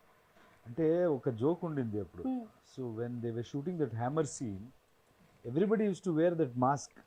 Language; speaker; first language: Telugu; non-native, learner; Kannada